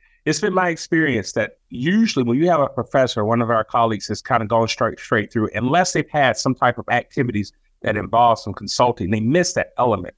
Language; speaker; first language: English; native; English